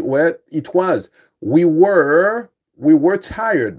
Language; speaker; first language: English; non-native, fluent; Haitian Creole